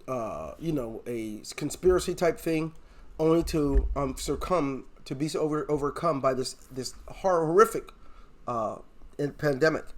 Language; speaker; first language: English; native; English